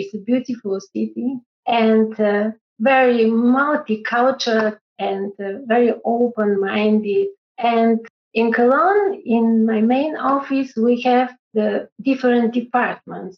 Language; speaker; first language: English; non-native, fluent; Bulgarian